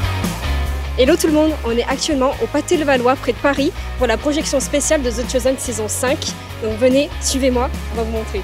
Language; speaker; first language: French; native; French